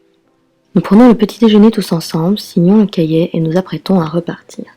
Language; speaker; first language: French; native; French